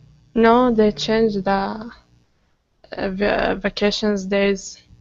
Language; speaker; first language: English; non-native, learner; Arabic